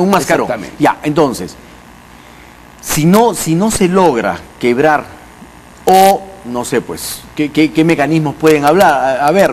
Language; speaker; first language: Spanish; native; Spanish